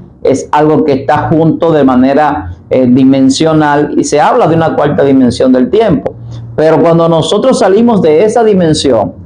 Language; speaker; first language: Spanish; native; Spanish